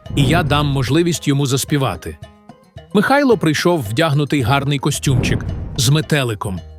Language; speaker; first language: Ukrainian; native; Ukrainian